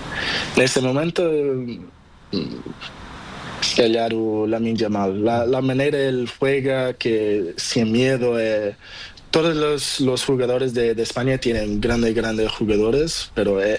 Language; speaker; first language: Spanish; non-native, learner; Portuguese